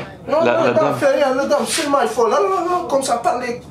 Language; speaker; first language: French; non-native, local second language; Arabic